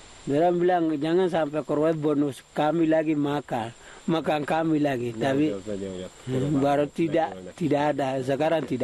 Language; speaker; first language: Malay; non-native, local second language; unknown